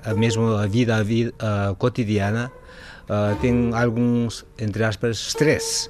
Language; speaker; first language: Portuguese; non-native, fluent; Korean